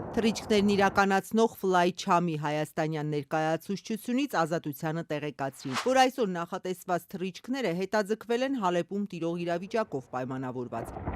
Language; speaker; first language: Armenian; native; Armenian